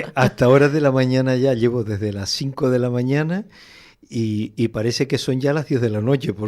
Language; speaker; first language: Spanish; native; Spanish